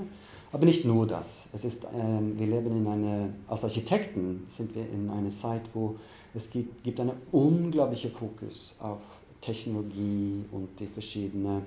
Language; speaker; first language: German; non-native, fluent; Norwegian